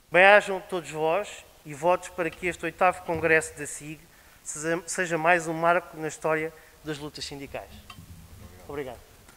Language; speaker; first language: Portuguese; native; Portuguese